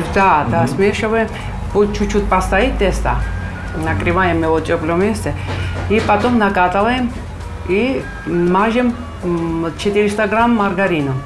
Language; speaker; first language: Russian; non-native, local second language; Georgian